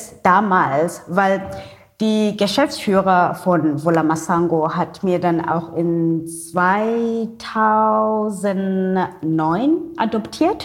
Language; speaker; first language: German; non-native, learner; Xhosa